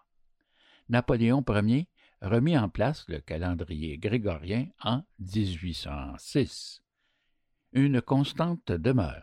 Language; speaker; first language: French; native; French